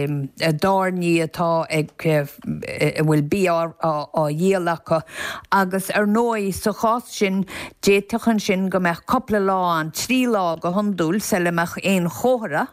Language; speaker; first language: Irish; native; Irish